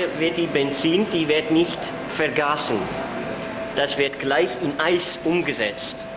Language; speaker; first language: German; non-native, learner; Dutch